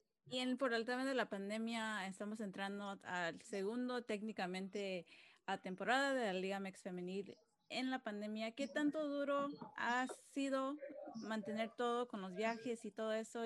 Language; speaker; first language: Spanish; early bilingual, other home language; English